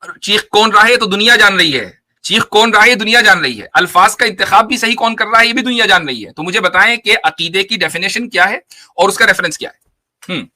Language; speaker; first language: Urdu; native; Urdu